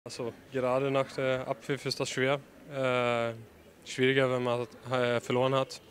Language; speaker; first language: German; non-native, fluent; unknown